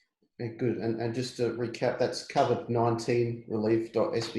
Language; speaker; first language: English; native; English